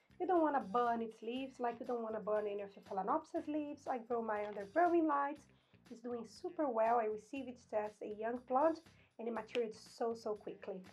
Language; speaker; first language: English; non-native, fluent; Portuguese